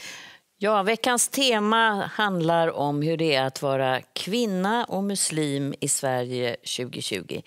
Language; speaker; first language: Swedish; native; Swedish